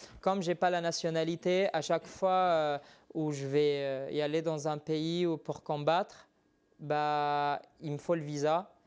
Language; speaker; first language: French; non-native, fluent; Arabic